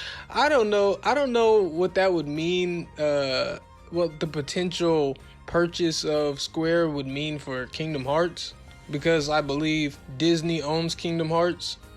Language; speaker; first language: English; native; English